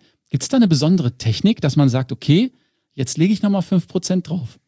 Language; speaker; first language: German; native; German